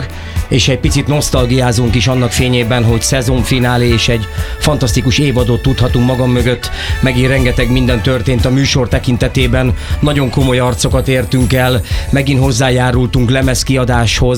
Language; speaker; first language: Hungarian; native; Hungarian